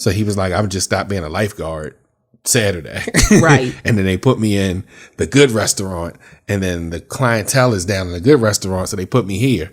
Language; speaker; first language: English; native; English